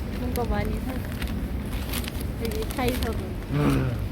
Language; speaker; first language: Korean; non-native, learner; Turkish